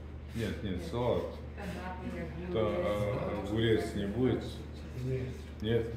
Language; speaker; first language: Russian; non-native, learner; Bulgarian